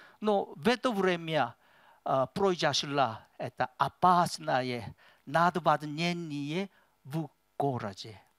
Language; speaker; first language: Russian; non-native, learner; Korean